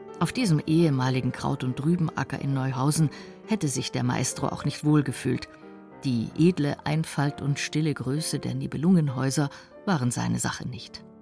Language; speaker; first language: German; native; German